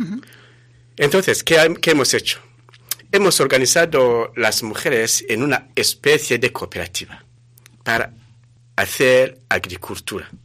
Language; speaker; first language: Spanish; non-native, fluent; Rundi